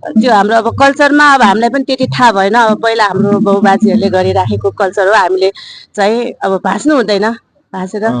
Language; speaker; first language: Nepali; non-native, local second language; Newari